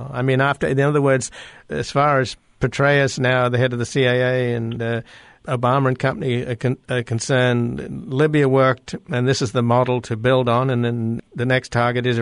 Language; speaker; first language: English; native; English